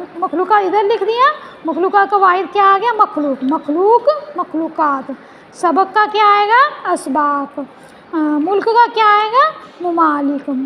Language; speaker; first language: Urdu; non-native, local second language; Punjabi